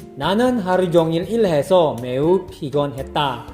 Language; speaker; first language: Korean; non-native, fluent; Indonesian